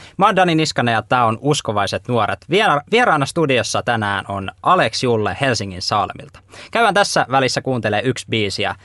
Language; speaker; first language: Finnish; native; Finnish